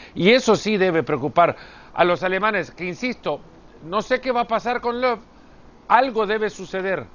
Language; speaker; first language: Spanish; native; Spanish